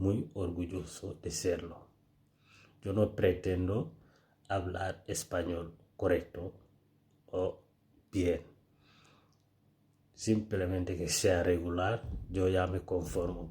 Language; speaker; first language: Spanish; non-native, fluent; Fula